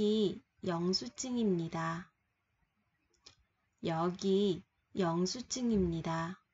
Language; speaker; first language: Korean; non-native, fluent; Vietnamese